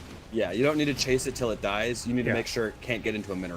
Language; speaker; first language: English; native; English